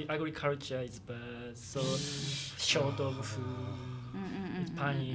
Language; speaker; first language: English; non-native, learner; Japanese